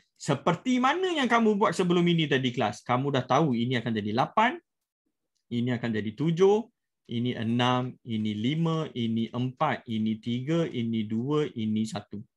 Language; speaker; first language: Malay; native; Malay